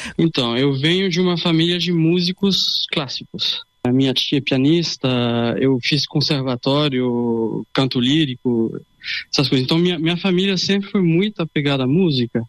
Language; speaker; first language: Portuguese; early bilingual, other home language; French